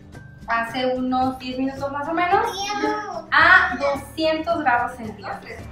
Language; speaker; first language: Spanish; native; Spanish